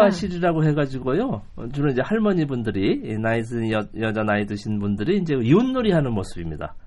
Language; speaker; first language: Korean; native; Korean